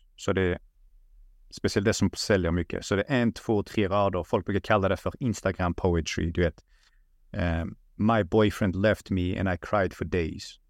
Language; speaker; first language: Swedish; early bilingual, other home language; Russian